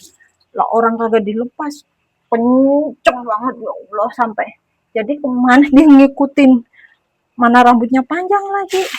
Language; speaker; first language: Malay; non-native, local second language; Indonesian